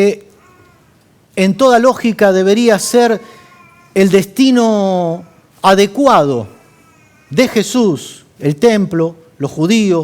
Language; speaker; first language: Spanish; native; Spanish